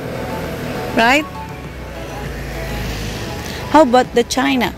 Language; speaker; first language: English; non-native, local second language; Filipino